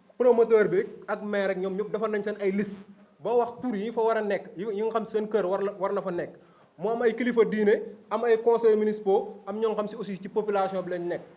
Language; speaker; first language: Wolof; native; Wolof